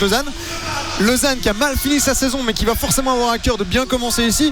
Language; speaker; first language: French; native; French